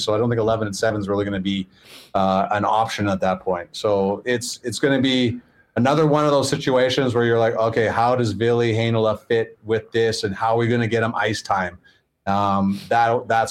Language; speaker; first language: English; native; English